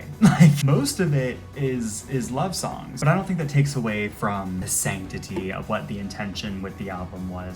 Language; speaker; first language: English; native; English